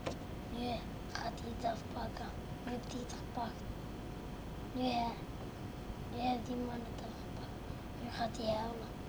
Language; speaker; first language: Dutch; early bilingual, other home language; Arabic